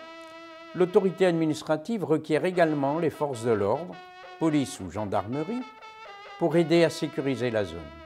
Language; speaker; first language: French; native; French